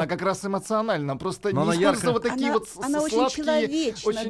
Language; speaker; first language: Russian; native; Russian